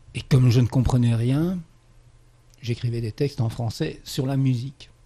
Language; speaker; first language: French; native; French